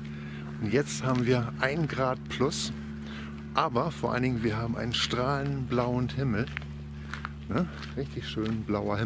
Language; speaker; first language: German; native; German